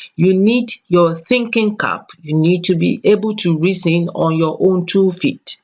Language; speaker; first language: English; non-native, local second language; Yoruba